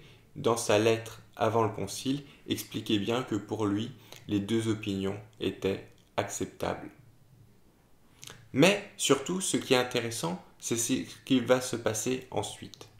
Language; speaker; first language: French; native; French